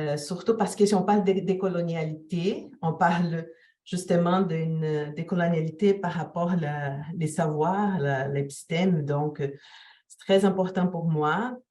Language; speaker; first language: French; non-native, fluent; Portuguese